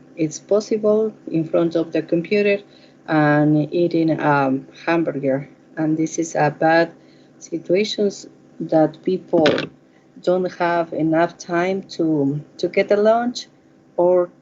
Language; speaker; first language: English; non-native, learner; Spanish